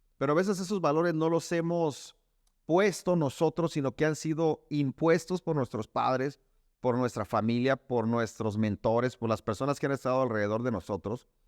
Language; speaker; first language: Spanish; native; Spanish